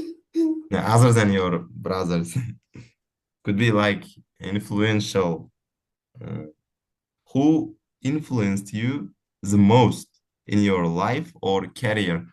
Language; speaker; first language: English; non-native, fluent; Uzbek